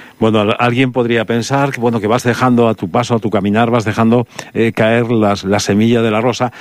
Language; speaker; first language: Spanish; native; Spanish